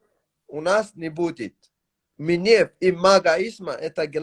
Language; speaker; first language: Russian; non-native, learner; Tajik